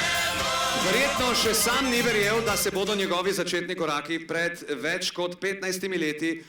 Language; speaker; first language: Slovenian; native; Slovenian